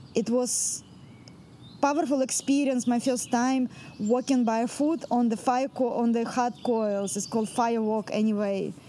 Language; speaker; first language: English; non-native, fluent; Russian